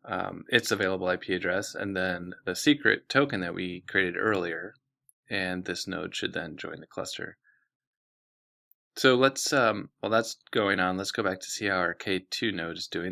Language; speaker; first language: English; native; English